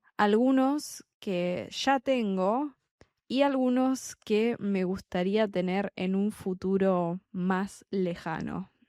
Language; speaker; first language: Spanish; native; Spanish